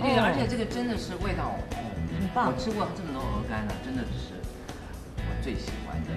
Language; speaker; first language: Chinese; native; Chinese